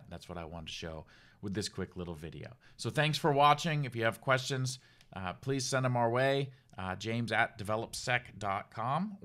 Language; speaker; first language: English; native; English